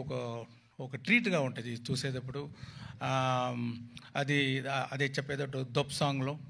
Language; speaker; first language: Telugu; non-native, local second language; Tamil